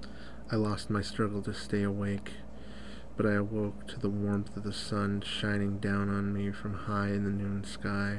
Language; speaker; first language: English; native; English